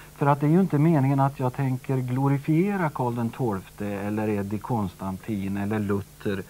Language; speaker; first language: Swedish; native; Swedish